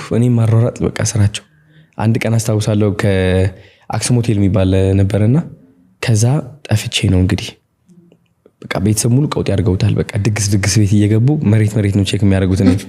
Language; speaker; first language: Amharic; non-native, local second language; Tigrinya